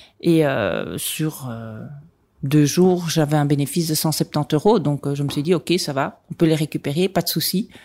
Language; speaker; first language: French; native; French